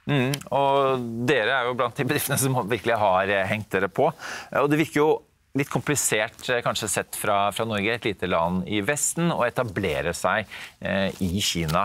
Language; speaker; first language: Norwegian; native; Norwegian